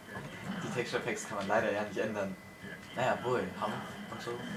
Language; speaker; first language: German; native; German